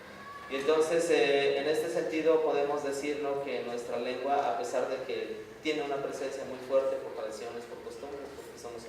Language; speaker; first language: Spanish; non-native, local second language; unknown